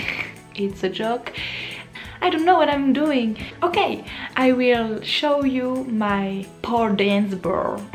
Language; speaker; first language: English; non-native, learner; French